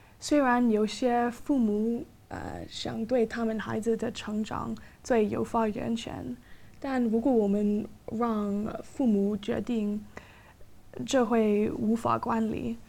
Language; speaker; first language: Chinese; non-native, fluent; English